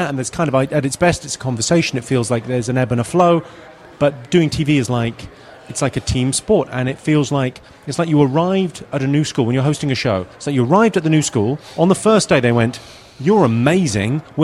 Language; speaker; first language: English; native; English